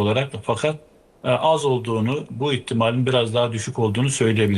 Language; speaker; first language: Turkish; native; Turkish